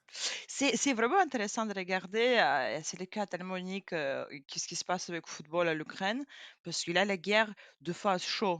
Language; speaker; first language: French; non-native, fluent; Ukrainian